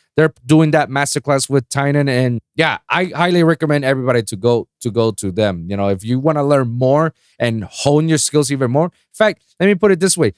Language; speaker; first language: English; non-native, local second language; Spanish